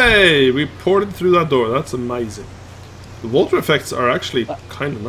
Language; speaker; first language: English; non-native, fluent; Norwegian